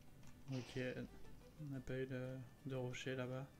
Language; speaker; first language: French; native; French